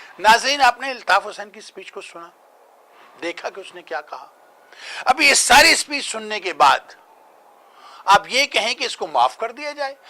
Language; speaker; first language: Urdu; native; Urdu